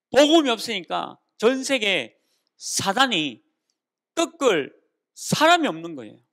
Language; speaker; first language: Korean; native; Korean